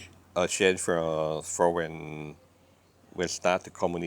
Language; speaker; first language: English; non-native, learner; Thai